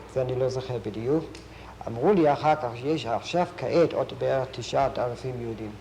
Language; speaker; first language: Hebrew; non-native, fluent; German